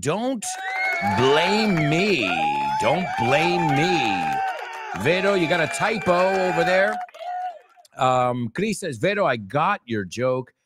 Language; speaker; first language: English; native; English